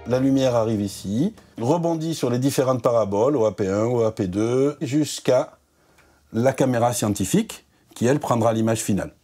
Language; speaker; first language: French; native; French